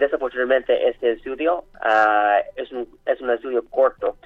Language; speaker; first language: Spanish; non-native, learner; English